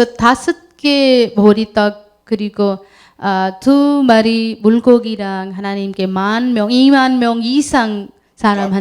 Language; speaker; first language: Korean; non-native, learner; Urdu